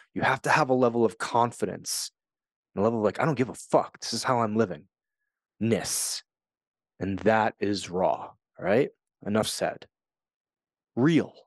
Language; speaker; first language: English; native; English